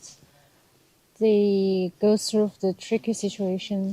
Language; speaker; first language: English; non-native, learner; Chinese